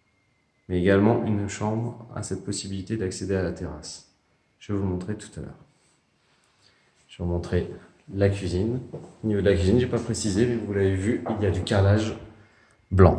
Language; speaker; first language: French; native; French